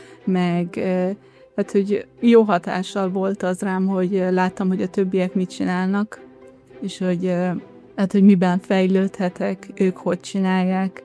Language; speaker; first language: Hungarian; early bilingual, other home language; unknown